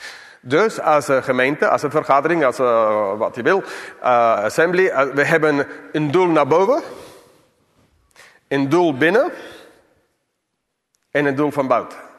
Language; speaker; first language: Dutch; non-native, fluent; English